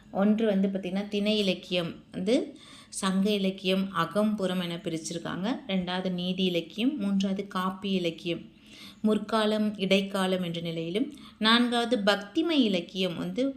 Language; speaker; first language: Tamil; native; Tamil